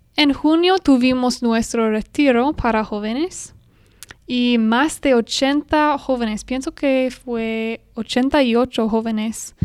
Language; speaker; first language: Spanish; non-native, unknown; English